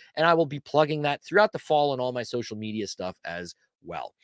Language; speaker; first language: English; native; English